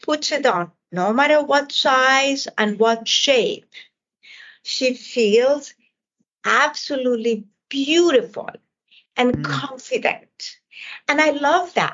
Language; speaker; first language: English; non-native, fluent; Persian